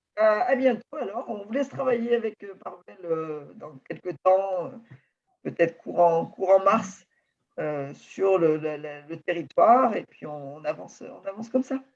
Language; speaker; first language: French; native; French